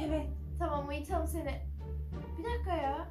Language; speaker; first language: Turkish; native; Turkish